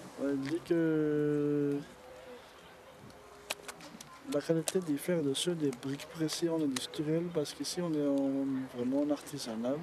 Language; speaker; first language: French; non-native, local second language; Malagasy